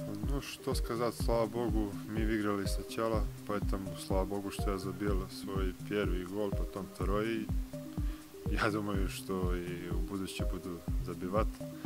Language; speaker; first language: Russian; non-native, learner; Serbian